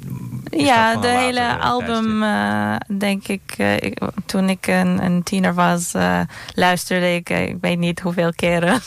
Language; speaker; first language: Dutch; non-native, learner; Turkish